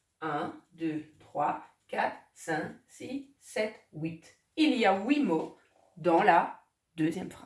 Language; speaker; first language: French; native; French